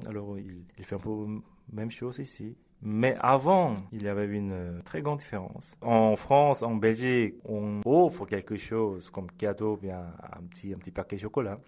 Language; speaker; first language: French; early bilingual, other home language; Korean